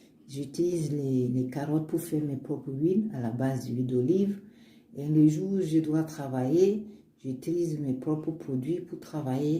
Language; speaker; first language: French; non-native, learner; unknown